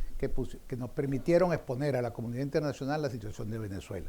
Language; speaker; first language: Spanish; native; Spanish